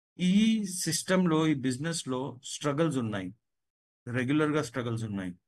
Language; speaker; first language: Telugu; non-native, fluent; Gujarati